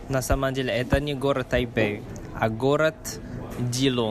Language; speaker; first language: Russian; non-native, fluent; Chinese